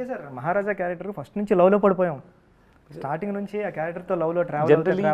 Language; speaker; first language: Telugu; native; Telugu